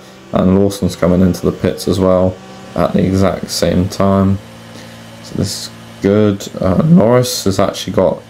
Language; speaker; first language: English; native; English